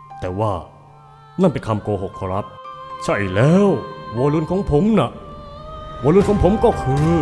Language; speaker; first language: Thai; native; Thai